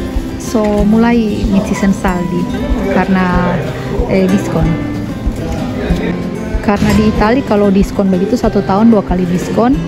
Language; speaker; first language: Indonesian; non-native, local second language; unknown